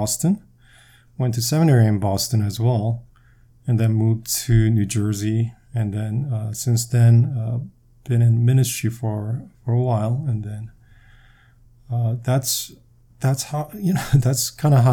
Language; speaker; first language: English; non-native, fluent; Korean